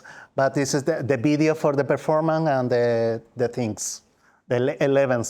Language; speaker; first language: English; non-native, learner; Spanish